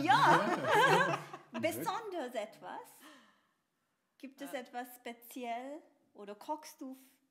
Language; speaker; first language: German; non-native, fluent; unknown